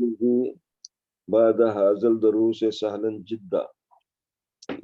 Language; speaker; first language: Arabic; non-native, learner; Urdu